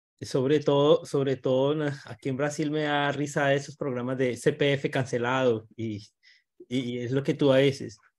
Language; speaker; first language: Spanish; native; Spanish